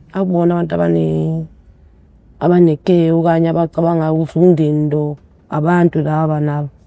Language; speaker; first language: Zulu; early bilingual, other home language; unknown